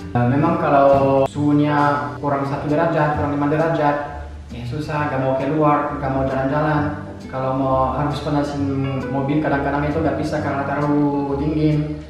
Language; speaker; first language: Indonesian; non-native, fluent; French